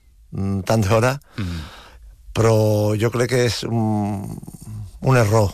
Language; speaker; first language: Catalan; non-native, local second language; Spanish